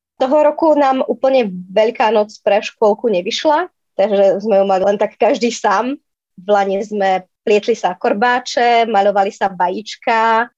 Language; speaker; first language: Slovak; native; Slovak